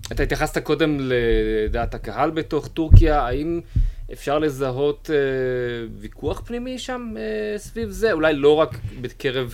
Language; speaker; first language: Hebrew; native; Hebrew